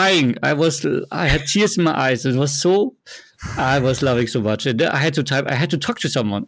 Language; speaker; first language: English; non-native, fluent; German